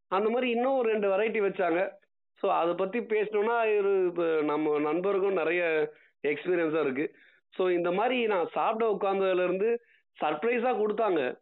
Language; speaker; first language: Tamil; native; Tamil